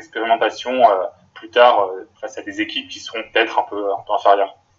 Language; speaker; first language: French; native; French